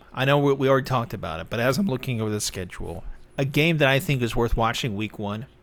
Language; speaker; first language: English; native; English